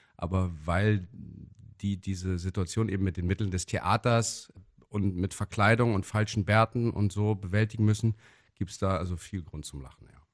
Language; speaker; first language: German; native; German